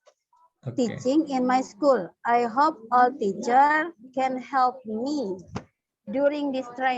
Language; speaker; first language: English; non-native, learner; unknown